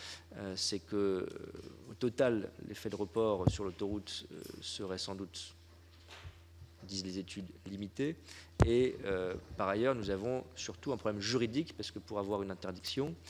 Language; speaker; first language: French; native; French